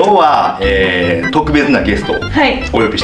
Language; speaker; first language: Japanese; native; Japanese